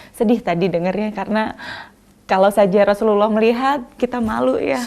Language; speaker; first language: Indonesian; native; Indonesian